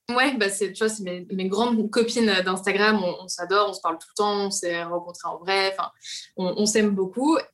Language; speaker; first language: French; native; French